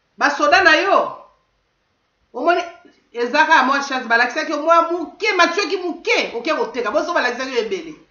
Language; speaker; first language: Lingala; non-native, local second language; Kongo